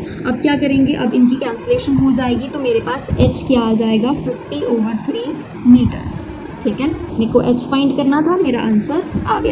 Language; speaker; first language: Hindi; native; Hindi